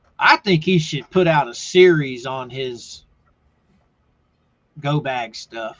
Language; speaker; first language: English; native; English